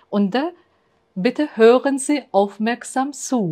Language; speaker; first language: German; non-native, fluent; Uzbek